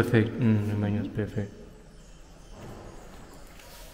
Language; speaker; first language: Spanish; non-native, learner; Vietnamese